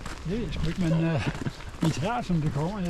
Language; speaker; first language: Danish; native; Danish